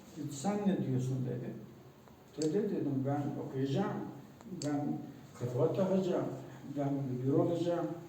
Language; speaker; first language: Turkish; non-native, local second language; Kurdish